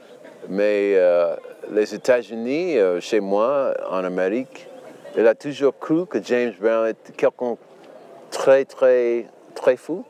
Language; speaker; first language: French; non-native, learner; English